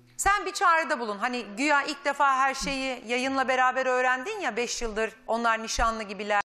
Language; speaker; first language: Turkish; native; Turkish